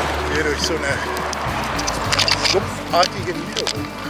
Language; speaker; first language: German; native; German